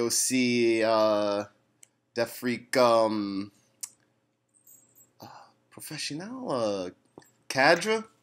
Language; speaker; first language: French; non-native, learner; English